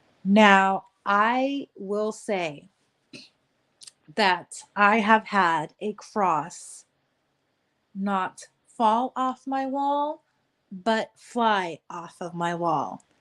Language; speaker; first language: English; native; English